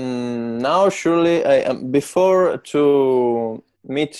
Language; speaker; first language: English; non-native, learner; Italian